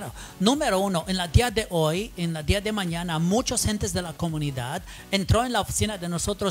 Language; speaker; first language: Spanish; non-native, learner; English